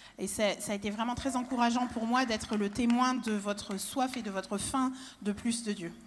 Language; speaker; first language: French; native; French